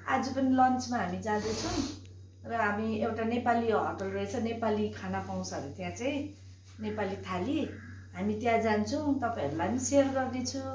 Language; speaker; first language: Nepali; native; Nepali